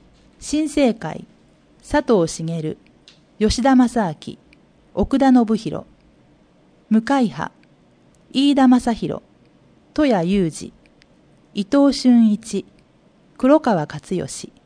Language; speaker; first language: Japanese; native; Japanese